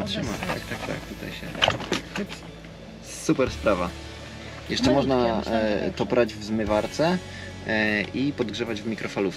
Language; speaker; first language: Polish; native; Polish